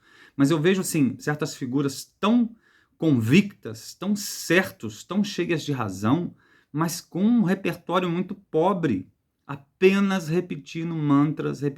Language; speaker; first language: Portuguese; native; Portuguese